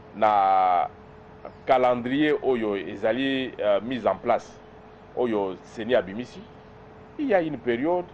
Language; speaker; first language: Lingala; non-native, local second language; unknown